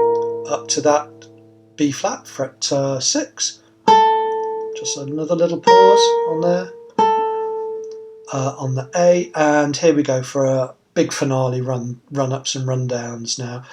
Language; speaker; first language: English; native; English